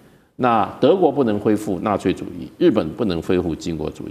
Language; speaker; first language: Chinese; native; Chinese